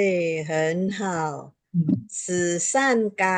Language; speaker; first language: Chinese; early bilingual, heritage; Chinese